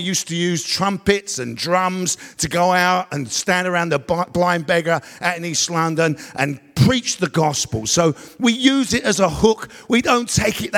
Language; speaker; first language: English; native; English